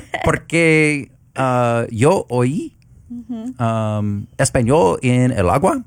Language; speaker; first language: Spanish; non-native, learner; English